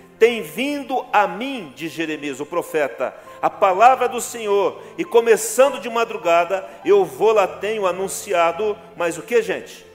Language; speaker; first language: Portuguese; native; Portuguese